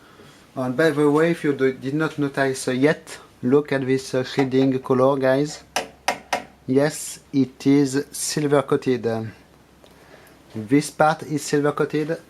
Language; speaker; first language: English; non-native, fluent; French